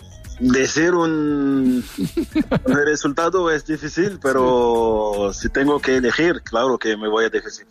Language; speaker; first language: Spanish; non-native, fluent; French